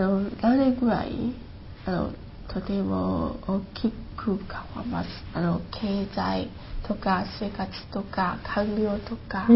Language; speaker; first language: Japanese; non-native, learner; Chinese